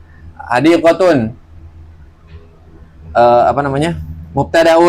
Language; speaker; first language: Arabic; non-native, learner; Indonesian